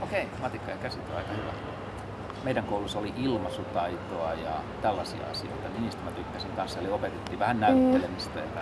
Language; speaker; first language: Finnish; native; Finnish